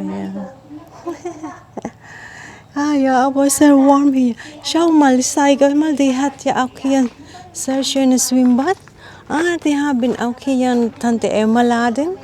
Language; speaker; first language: German; non-native, learner; Filipino